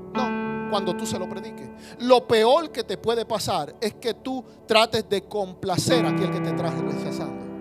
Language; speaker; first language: Spanish; native; Spanish